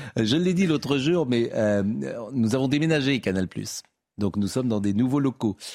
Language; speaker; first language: French; native; French